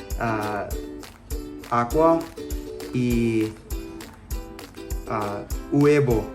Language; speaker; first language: Spanish; non-native, learner; Thai